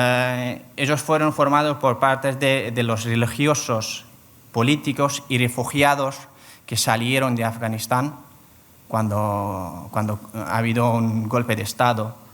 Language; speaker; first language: Spanish; non-native, fluent; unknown